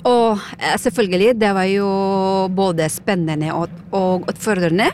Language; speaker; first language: Norwegian; non-native, fluent; Filipino